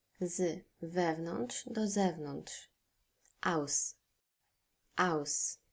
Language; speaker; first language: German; non-native, fluent; Polish